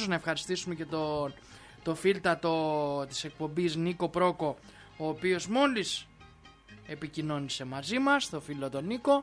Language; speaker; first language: Greek; native; Greek